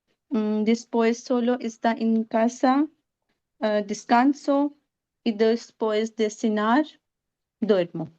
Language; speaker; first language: Spanish; non-native, learner; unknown